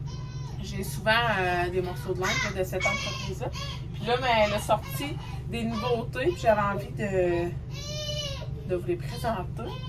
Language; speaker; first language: French; native; French